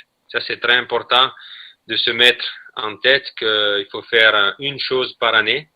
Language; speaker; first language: French; non-native, fluent; Italian